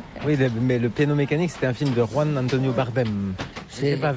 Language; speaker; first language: French; native; French